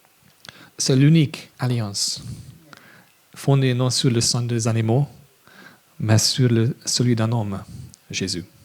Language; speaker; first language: French; non-native, fluent; English